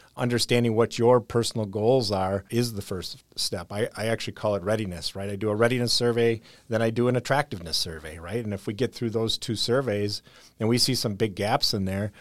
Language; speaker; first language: English; native; English